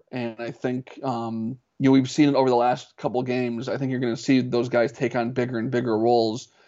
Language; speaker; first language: English; native; English